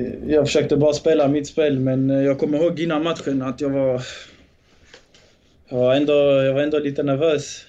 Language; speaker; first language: Swedish; early bilingual, other home language; Bosnian